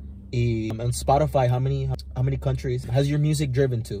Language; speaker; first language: English; early bilingual, other home language; Spanish